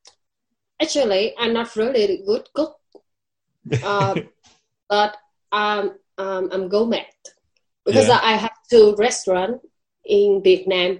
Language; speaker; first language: English; non-native, learner; Vietnamese